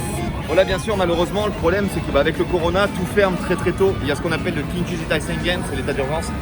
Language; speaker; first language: French; native; French